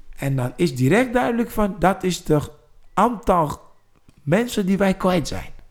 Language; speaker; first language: Dutch; non-native, fluent; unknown